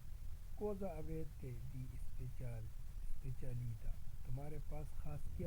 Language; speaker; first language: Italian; non-native, learner; Urdu